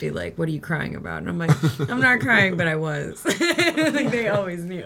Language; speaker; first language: English; early bilingual, other home language; Spanish